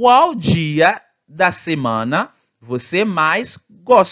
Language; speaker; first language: Portuguese; non-native, fluent; Haitian Creole